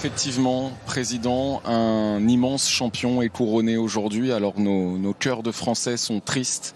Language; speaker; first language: French; native; French